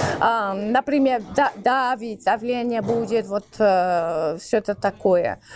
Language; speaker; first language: Russian; non-native, fluent; English